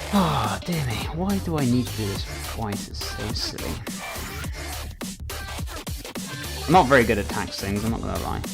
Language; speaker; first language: English; native; English